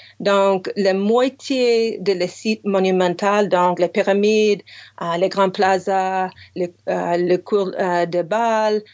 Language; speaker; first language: French; non-native, fluent; English